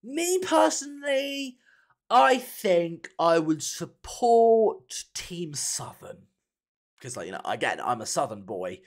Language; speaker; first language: English; native; English